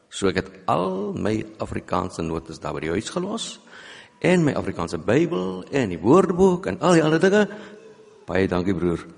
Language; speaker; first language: Afrikaans; non-native, local second language; English